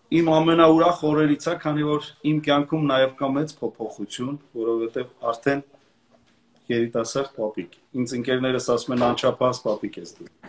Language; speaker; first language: Armenian; native; Armenian